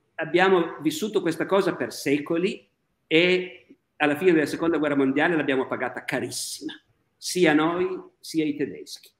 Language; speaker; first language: Italian; native; Italian